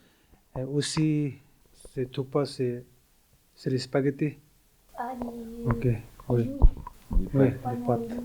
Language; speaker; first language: French; non-native, learner; Tibetan